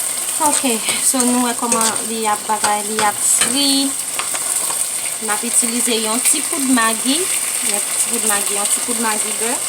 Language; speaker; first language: French; non-native, local second language; Haitian Creole